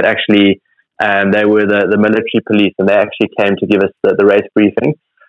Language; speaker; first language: English; native; English